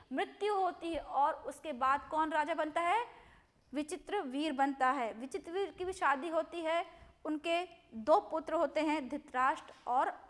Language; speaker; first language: Hindi; non-native, local second language; Gujarati